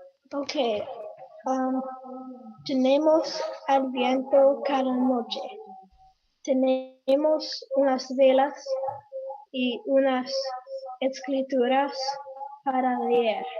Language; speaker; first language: Spanish; non-native, learner; English